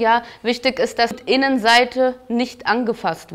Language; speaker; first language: German; native; German